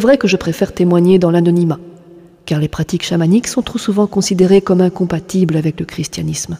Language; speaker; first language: French; native; French